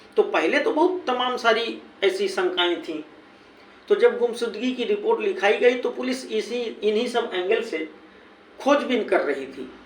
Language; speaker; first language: Hindi; native; Hindi